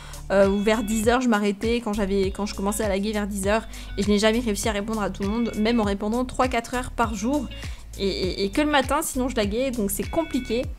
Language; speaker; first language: French; native; French